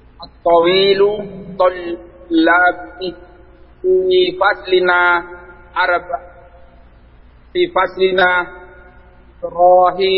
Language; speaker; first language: Arabic; non-native, learner; Indonesian